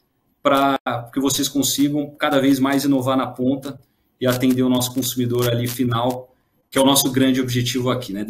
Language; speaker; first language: Portuguese; native; Portuguese